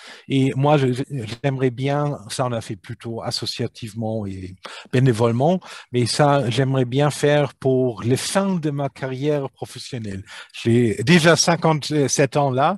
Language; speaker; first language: French; non-native, fluent; German